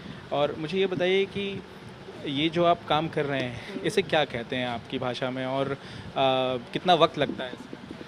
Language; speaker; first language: Hindi; native; Hindi